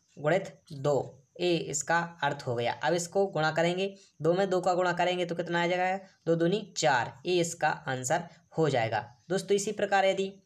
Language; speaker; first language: Hindi; native; Hindi